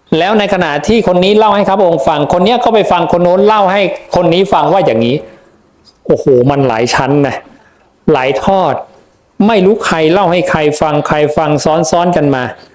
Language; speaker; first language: Thai; native; Thai